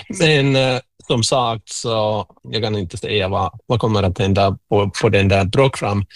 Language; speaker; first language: Swedish; non-native, local second language; Finnish